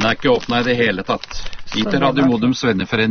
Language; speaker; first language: Norwegian; native; Norwegian